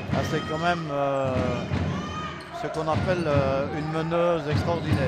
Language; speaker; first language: French; native; French